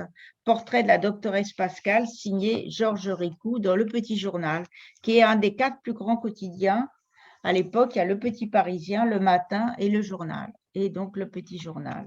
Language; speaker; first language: French; native; French